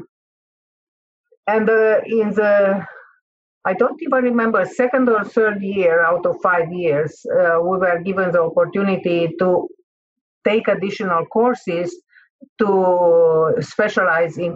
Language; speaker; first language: English; non-native, fluent; Hungarian